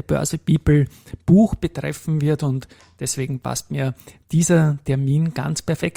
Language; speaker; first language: German; native; German